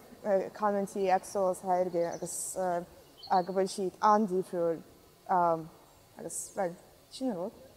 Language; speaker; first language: Irish; non-native, fluent; Russian